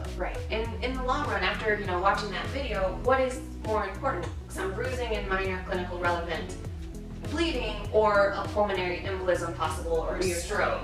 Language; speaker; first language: English; native; English